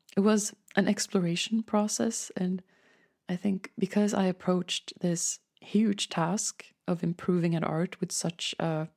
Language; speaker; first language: English; non-native, fluent; Swedish